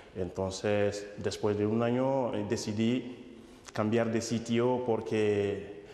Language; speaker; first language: Spanish; non-native, fluent; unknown